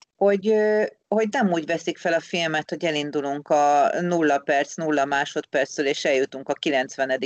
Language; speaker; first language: Hungarian; native; Hungarian